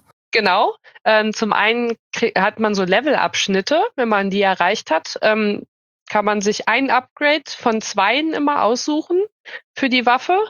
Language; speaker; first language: German; native; German